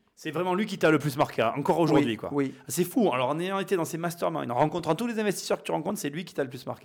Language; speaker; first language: French; native; French